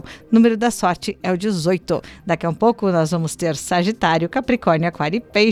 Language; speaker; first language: Portuguese; native; Portuguese